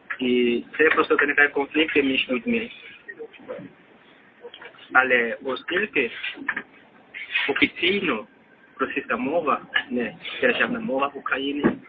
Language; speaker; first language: Ukrainian; non-native, fluent; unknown